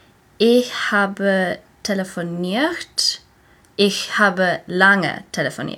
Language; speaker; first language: German; non-native, learner; English